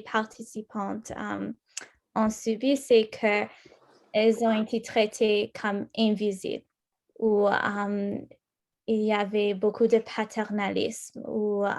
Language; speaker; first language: French; non-native, local second language; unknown